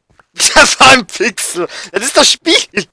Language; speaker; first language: German; native; German